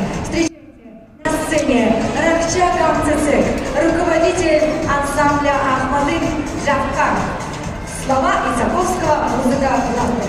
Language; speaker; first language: Russian; native; Russian